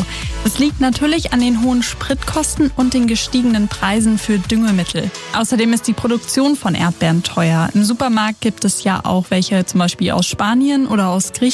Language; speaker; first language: German; native; German